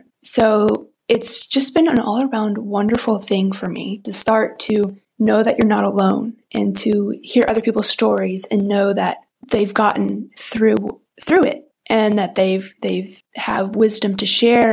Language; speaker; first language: English; native; English